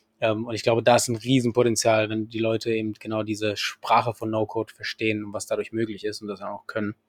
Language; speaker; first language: German; non-native, fluent; Spanish